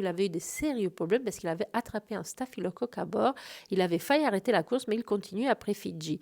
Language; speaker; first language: French; native; French